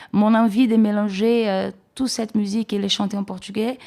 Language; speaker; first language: French; non-native, fluent; Portuguese